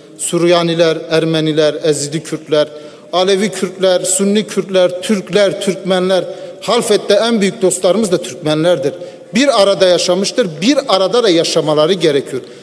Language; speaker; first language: Turkish; non-native, local second language; Kurdish